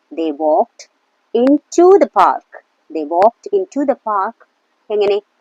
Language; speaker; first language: English; non-native, local second language; Malayalam